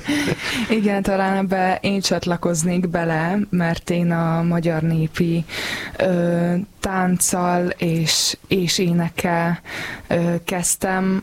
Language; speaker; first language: Hungarian; native; Hungarian